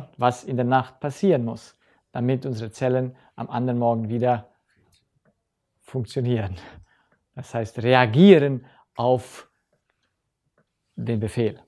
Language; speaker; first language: German; native; German